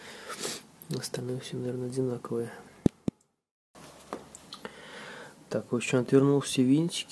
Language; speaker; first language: Russian; native; Russian